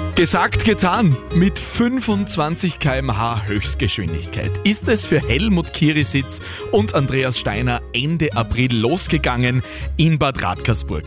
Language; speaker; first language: German; native; German